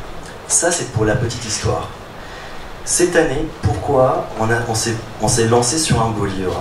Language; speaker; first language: French; native; French